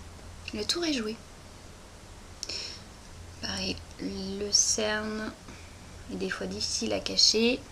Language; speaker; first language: French; native; French